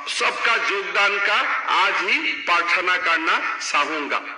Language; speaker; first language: Hindi; non-native, local second language; Assamese